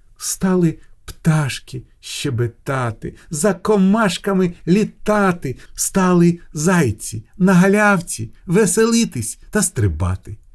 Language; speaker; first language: Ukrainian; non-native, local second language; Russian